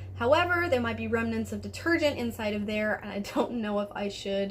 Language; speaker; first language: English; native; English